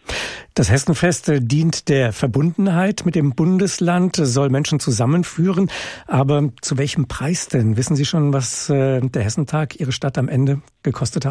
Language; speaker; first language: German; native; German